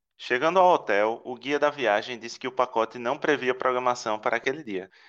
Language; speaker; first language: Portuguese; native; Portuguese